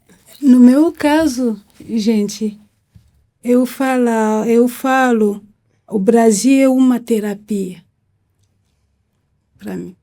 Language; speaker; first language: Portuguese; non-native, fluent; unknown